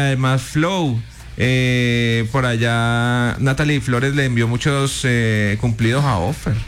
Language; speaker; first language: Spanish; native; Spanish